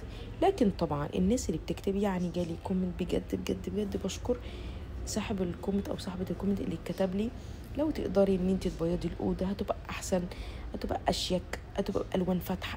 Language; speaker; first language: Arabic; native; Arabic